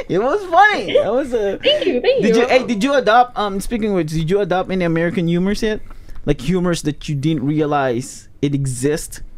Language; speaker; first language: English; non-native, local second language; Pampanga